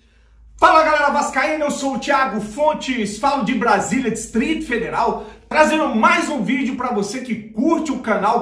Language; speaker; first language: Portuguese; native; Portuguese